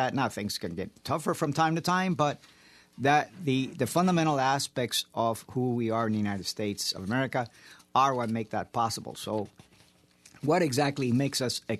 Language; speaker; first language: English; early bilingual, other home language; Spanish